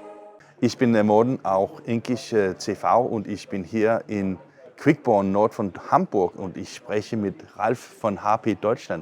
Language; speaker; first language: German; non-native, learner; Danish